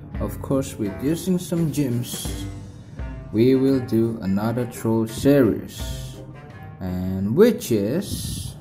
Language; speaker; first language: English; non-native, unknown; Indonesian